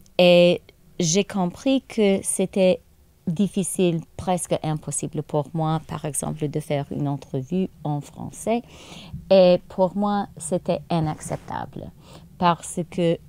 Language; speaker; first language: French; non-native, local second language; English